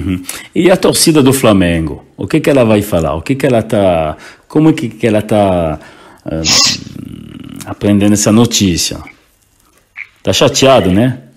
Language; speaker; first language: Portuguese; non-native, fluent; French